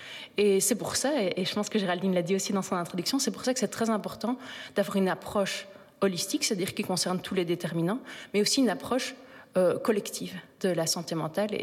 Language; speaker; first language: French; native; French